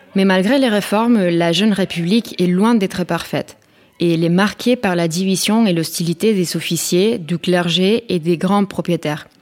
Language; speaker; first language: French; non-native, fluent; Spanish